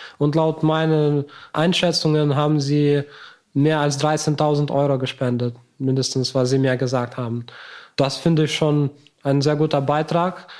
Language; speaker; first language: German; non-native, fluent; Ukrainian